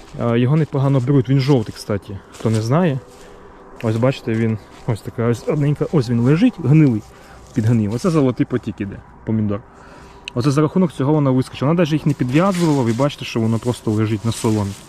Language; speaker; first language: Ukrainian; native; Ukrainian